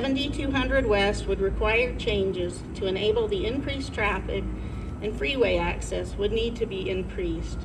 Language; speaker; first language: English; native; English